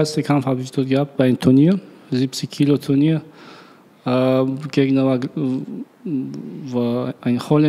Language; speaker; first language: German; non-native, learner; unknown